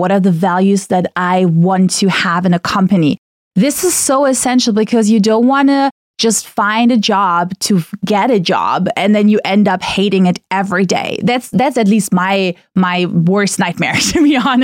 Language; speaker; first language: English; non-native, fluent; German